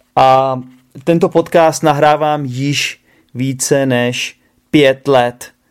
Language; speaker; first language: Czech; native; Czech